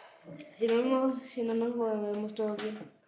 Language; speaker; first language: Spanish; native; Spanish